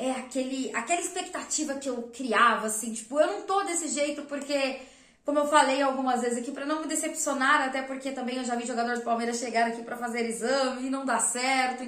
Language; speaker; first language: Portuguese; native; Portuguese